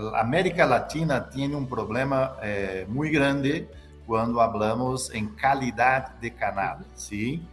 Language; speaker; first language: Spanish; non-native, learner; Portuguese